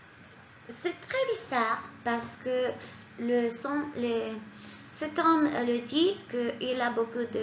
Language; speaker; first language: French; non-native, learner; Spanish